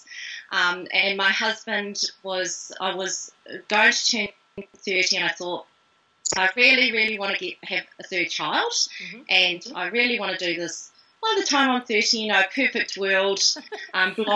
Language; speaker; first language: English; native; English